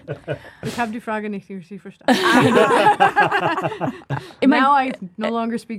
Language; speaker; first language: German; non-native, learner; English